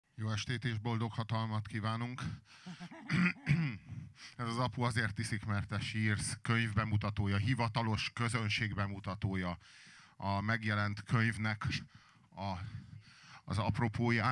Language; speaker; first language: Hungarian; native; Hungarian